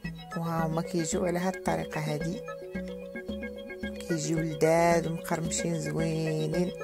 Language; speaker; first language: Arabic; native; Arabic